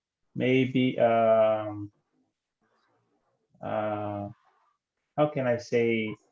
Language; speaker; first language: English; non-native, learner; Portuguese